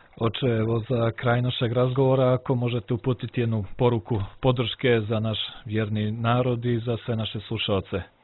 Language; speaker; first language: Serbian; native; Serbian